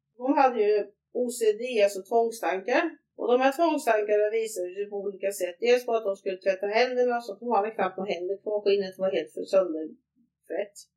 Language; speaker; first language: Swedish; native; Swedish